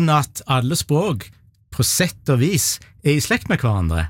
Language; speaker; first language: Norwegian; native; Norwegian